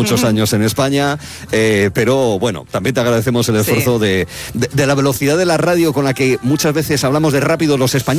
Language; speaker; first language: Spanish; native; Spanish